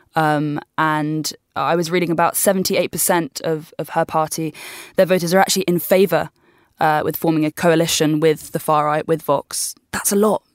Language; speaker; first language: English; native; English